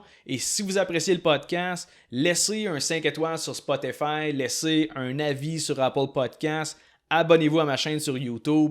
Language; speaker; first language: French; native; French